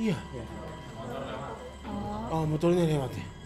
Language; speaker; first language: Indonesian; non-native, learner; Japanese